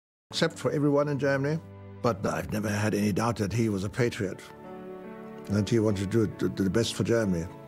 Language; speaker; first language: English; non-native, fluent; German